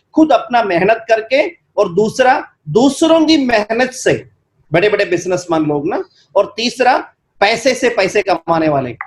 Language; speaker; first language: Hindi; non-native, local second language; Malayalam